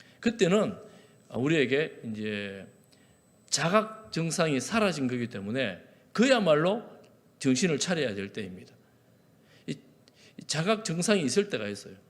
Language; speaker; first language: Korean; native; Korean